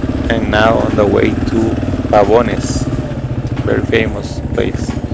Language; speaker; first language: English; non-native, fluent; Spanish